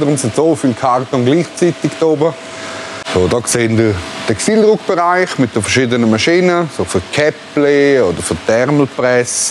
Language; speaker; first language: German; native; German